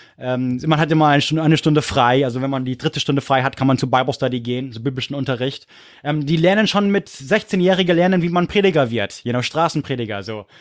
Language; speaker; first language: German; non-native, fluent; English